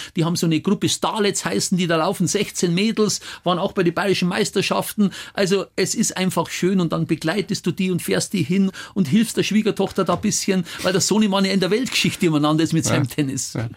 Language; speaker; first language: German; native; German